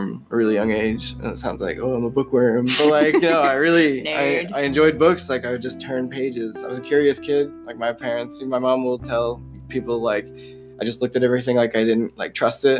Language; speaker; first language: English; native; English